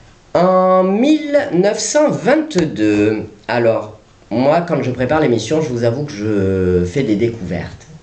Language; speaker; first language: French; native; French